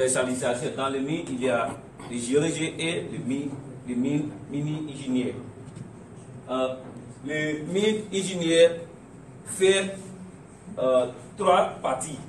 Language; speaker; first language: French; non-native, learner; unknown